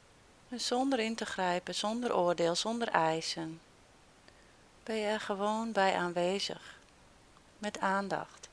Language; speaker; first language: Dutch; native; Dutch